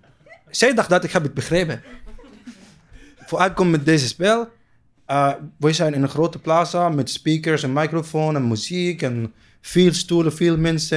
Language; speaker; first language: Dutch; non-native, learner; Arabic